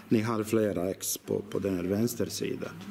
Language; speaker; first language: Swedish; non-native, learner; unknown